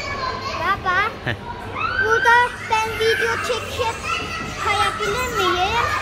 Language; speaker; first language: Turkish; early bilingual, heritage; Turkish